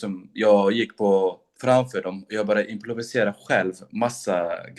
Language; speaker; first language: Swedish; non-native, local second language; Kurdish